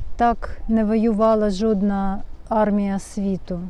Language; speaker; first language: Ukrainian; non-native, local second language; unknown